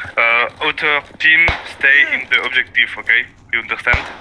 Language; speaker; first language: English; non-native, learner; French